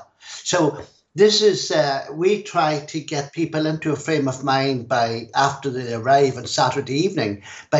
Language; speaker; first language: English; native; English